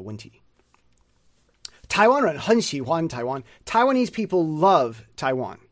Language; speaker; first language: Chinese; non-native, learner; English